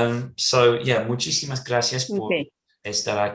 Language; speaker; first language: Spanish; non-native, learner; English